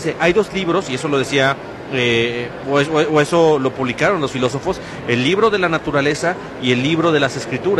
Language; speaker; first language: Spanish; native; Spanish